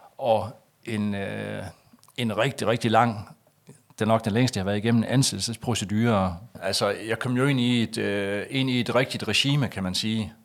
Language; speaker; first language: Danish; native; Danish